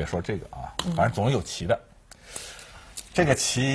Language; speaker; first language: Chinese; native; Chinese